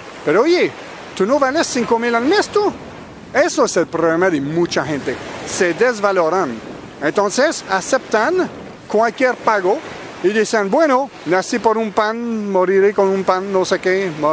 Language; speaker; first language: Spanish; non-native, fluent; French